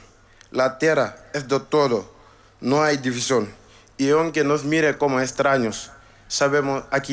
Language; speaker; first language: Spanish; non-native, learner; Wolof